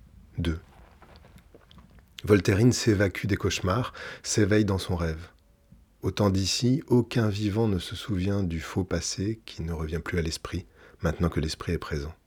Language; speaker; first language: French; native; French